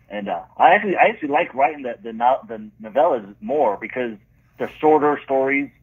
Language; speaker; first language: English; native; English